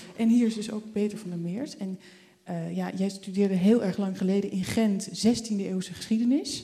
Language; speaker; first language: Dutch; native; Dutch